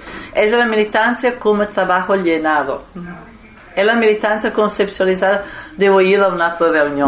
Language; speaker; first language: Spanish; non-native, fluent; Italian